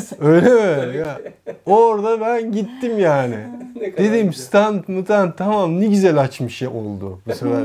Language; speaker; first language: Turkish; early bilingual, heritage; Turkish